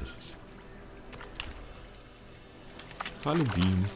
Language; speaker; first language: German; native; German